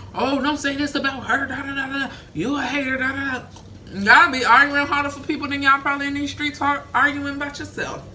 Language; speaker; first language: English; native; English